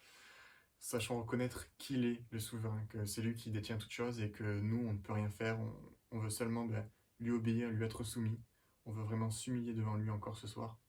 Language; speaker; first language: French; native; French